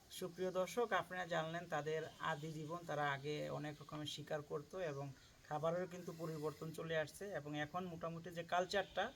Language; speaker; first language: Bangla; native; Bangla